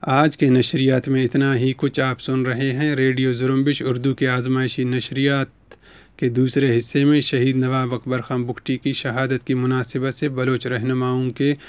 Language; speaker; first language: Urdu; non-native, local second language; Baluchi